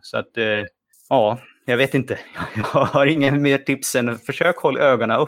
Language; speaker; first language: Swedish; native; Swedish